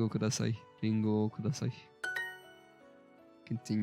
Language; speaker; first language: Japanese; non-native, learner; Turkish